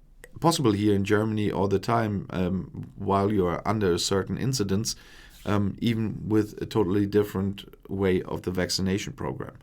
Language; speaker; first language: English; non-native, fluent; German